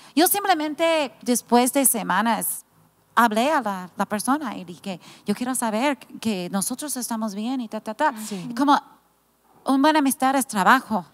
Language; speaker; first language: Spanish; non-native, fluent; English